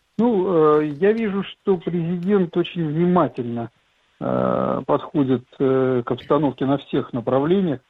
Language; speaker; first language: Russian; native; Russian